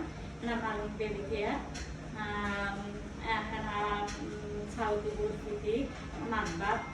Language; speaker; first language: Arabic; non-native, learner; Bangla